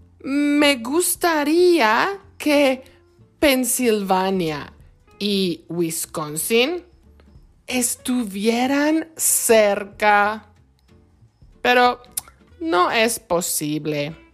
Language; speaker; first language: Spanish; non-native, fluent; English